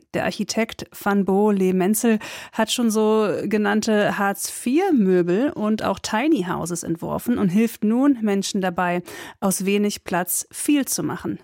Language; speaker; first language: German; native; German